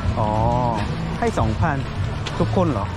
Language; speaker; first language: Thai; non-native, fluent; Korean